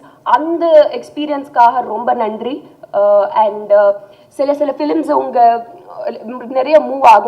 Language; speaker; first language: Tamil; non-native, learner; Telugu